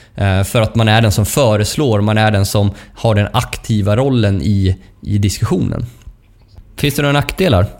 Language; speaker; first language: Swedish; native; Swedish